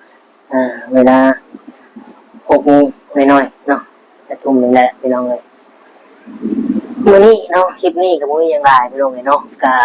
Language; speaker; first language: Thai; non-native, local second language; Lao